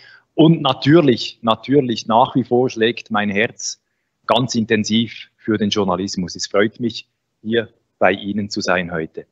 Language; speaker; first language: German; native; German